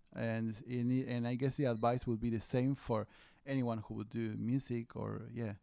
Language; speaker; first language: English; non-native, fluent; Spanish